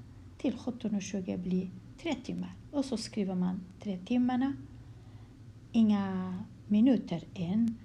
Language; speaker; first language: Swedish; non-native, fluent; Kurdish